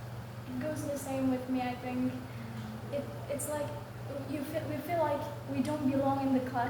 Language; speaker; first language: English; non-native, learner; Indonesian